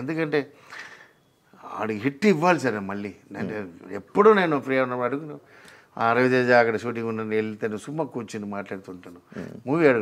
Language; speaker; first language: Telugu; non-native, local second language; Tamil